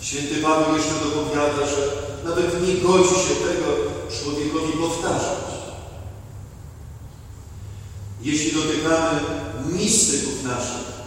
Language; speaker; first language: Polish; native; Polish